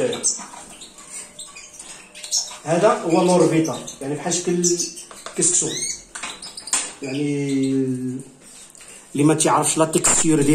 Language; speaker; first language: Arabic; native; Arabic